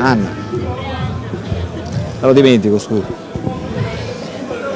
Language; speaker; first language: Italian; native; Italian